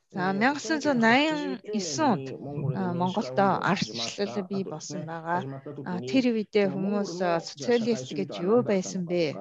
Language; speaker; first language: Mongolian; non-native, fluent; Japanese